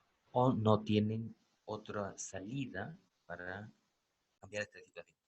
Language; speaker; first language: Spanish; native; Spanish